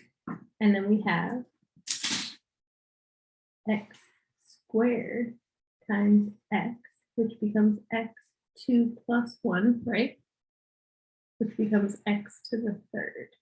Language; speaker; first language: English; native; English